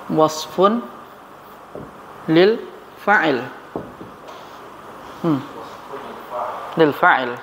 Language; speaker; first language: Arabic; non-native, fluent; Indonesian